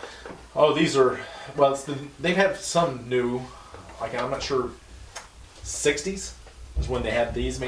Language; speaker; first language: English; native; English